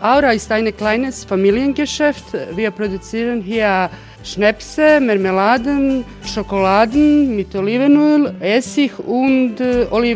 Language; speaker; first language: German; non-native, learner; Croatian